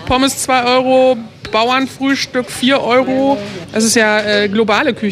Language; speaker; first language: German; native; German